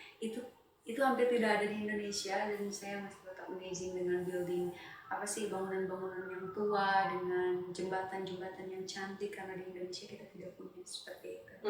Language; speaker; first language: Indonesian; non-native, local second language; Sundanese